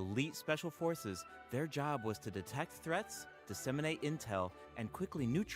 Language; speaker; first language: English; native; English